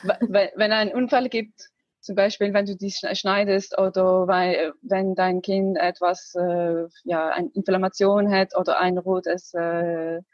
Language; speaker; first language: German; non-native, learner; Arabic